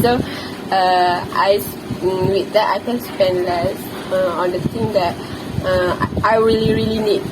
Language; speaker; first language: English; non-native, local second language; Malay